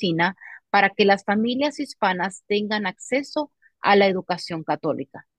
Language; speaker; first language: Spanish; native; Spanish